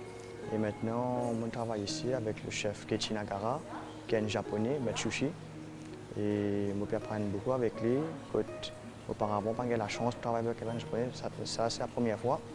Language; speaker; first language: French; non-native, local second language; Morisyen